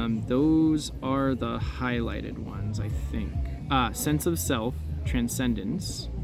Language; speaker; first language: English; native; English